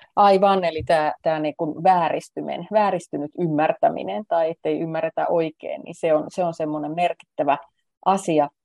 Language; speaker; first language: Finnish; native; Finnish